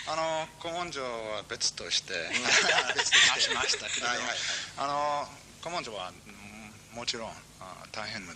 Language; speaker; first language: Japanese; non-native, learner; English